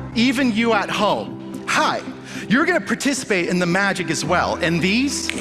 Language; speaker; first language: English; native; English